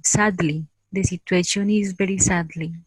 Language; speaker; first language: English; non-native, learner; Spanish